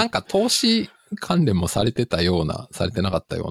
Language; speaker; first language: Japanese; native; Japanese